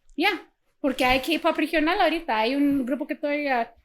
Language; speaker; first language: Spanish; early bilingual, heritage; Spanish